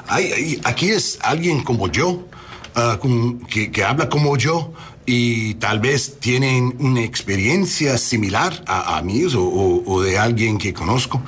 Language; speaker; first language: Spanish; non-native, learner; English